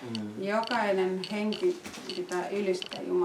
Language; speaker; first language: Finnish; non-native, fluent; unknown